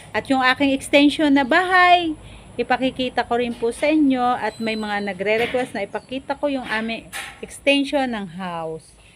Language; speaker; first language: Filipino; native; Filipino